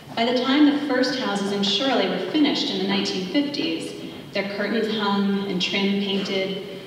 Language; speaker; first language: English; native; English